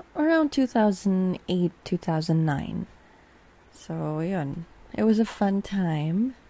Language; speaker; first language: English; non-native, local second language; Filipino